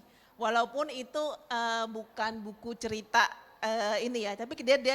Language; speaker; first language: Indonesian; native; Indonesian